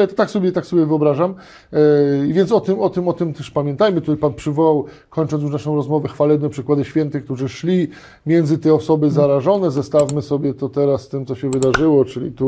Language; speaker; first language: Polish; native; Polish